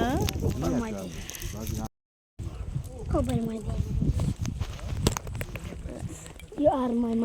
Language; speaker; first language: English; non-native, learner; Arabic